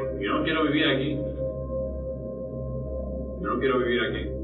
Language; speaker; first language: Spanish; early bilingual, heritage; English